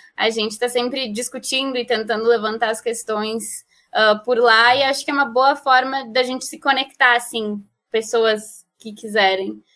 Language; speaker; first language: Portuguese; non-native, fluent; Spanish